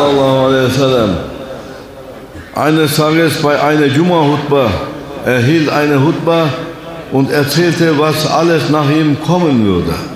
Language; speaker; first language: German; non-native, fluent; Turkish